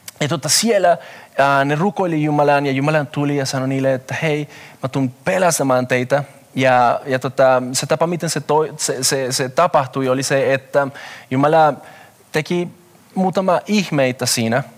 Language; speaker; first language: Finnish; non-native, fluent; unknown